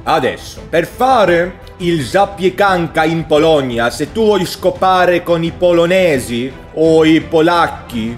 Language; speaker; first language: Italian; non-native, learner; Swedish